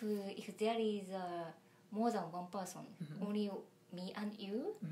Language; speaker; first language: English; non-native, learner; Japanese